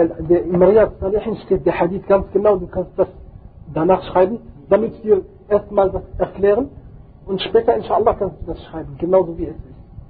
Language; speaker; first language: German; non-native, fluent; Arabic